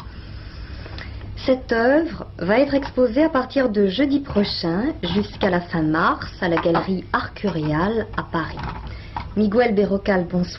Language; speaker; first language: French; native; French